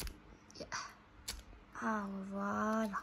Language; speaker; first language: Arabic; native; Arabic